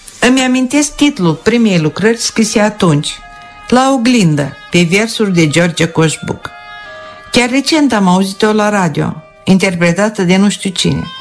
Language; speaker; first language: Romanian; native; Romanian